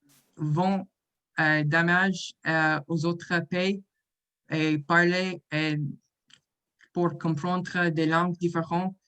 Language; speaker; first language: French; non-native, learner; English